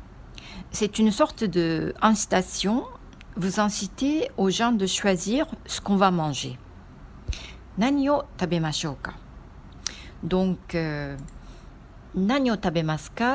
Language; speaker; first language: French; non-native, fluent; Japanese